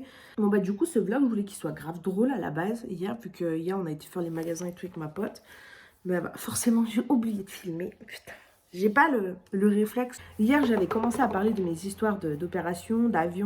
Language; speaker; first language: French; native; French